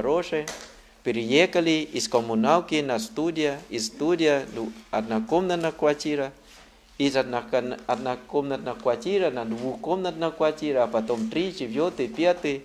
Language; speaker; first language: Russian; non-native, learner; Thai